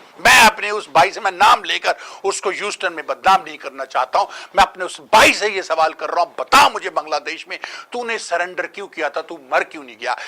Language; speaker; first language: Urdu; native; Urdu